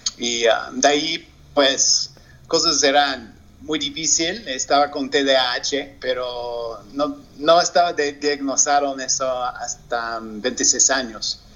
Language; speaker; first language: Spanish; non-native, learner; English